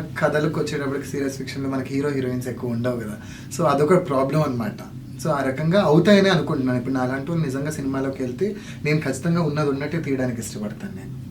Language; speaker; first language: Telugu; non-native, local second language; Lambadi